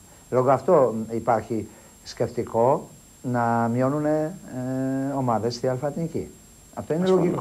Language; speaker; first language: Greek; non-native, fluent; Polish